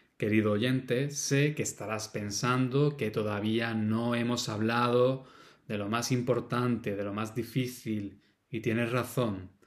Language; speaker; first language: Spanish; native; Spanish